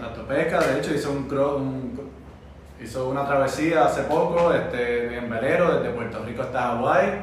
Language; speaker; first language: Spanish; native; Spanish